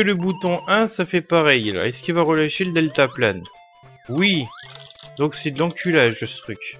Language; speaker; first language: French; native; French